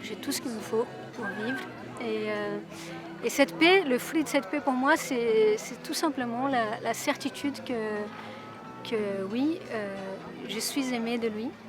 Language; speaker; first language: French; non-native, fluent; Portuguese